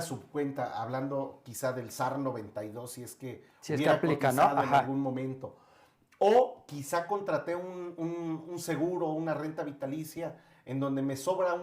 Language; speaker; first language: Spanish; native; Spanish